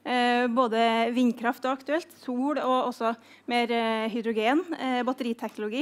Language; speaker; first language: Norwegian; native; Norwegian